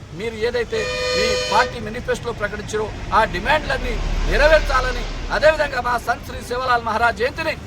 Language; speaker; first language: Telugu; non-native, local second language; Lambadi